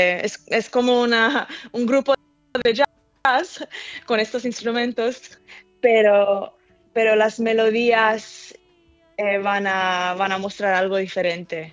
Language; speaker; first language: Spanish; early bilingual, heritage; English